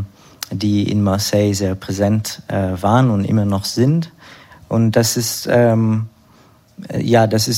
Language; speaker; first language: German; non-native, fluent; Hebrew